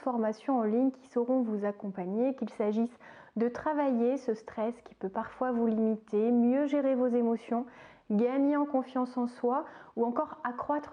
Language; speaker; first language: French; native; French